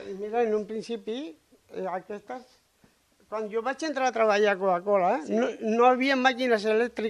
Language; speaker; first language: Catalan; non-native, local second language; Spanish